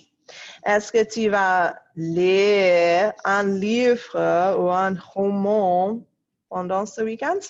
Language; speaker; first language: French; non-native, fluent; English